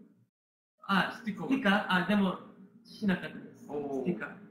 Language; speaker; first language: Japanese; non-native, learner; Korean